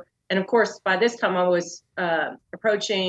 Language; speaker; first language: English; native; English